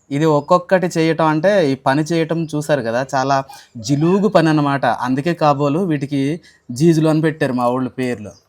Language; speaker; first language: Telugu; non-native, local second language; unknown